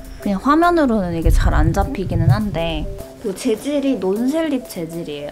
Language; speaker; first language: Korean; native; Korean